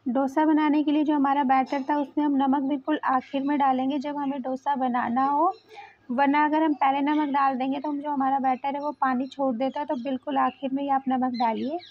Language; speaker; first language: Hindi; native; Hindi